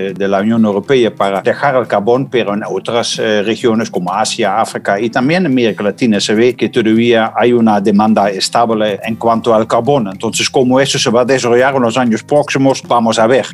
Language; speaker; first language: Spanish; non-native, fluent; Dutch